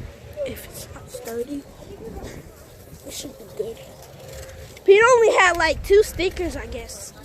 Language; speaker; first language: English; native; English